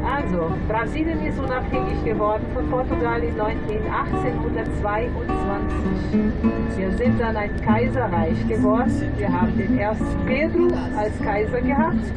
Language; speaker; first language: German; non-native, fluent; Portuguese